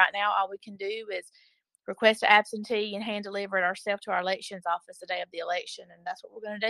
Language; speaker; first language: English; native; English